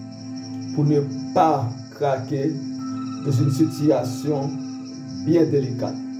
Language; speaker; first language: French; non-native, local second language; Haitian Creole